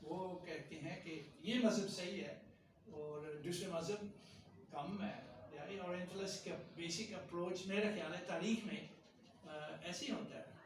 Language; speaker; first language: Hindi; non-native, fluent; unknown